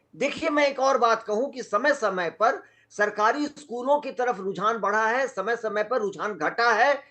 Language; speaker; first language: Hindi; non-native, local second language; Magahi